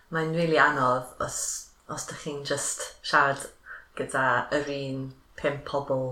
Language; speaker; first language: Welsh; non-native, fluent; English